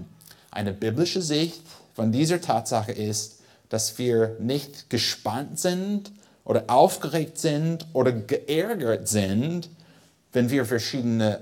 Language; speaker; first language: German; non-native, fluent; English